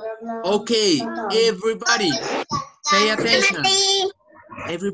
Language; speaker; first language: English; non-native, fluent; Spanish